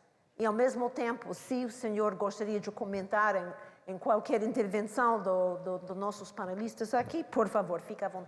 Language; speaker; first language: Portuguese; non-native, learner; English